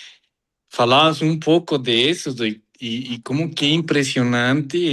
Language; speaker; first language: Portuguese; non-native, fluent; Spanish